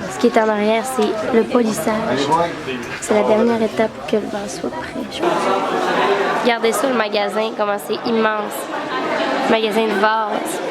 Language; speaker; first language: French; native; French